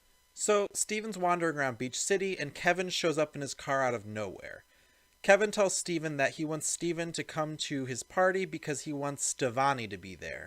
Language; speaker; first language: English; native; English